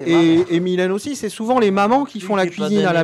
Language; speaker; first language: French; native; French